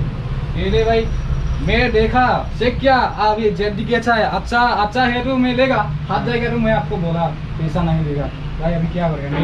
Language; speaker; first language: Hindi; non-native, local second language; Assamese